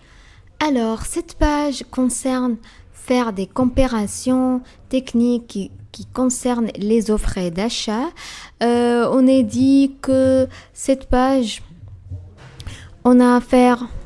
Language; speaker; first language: French; non-native, fluent; Arabic